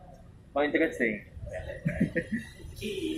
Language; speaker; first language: English; non-native, learner; Indonesian